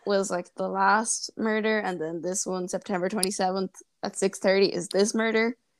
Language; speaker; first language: English; native; English